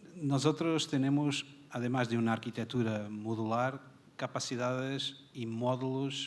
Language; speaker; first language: Spanish; non-native, fluent; Portuguese